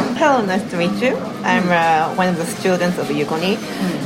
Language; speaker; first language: English; non-native, fluent; Japanese